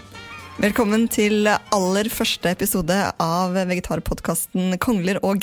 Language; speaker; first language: Norwegian; native; Norwegian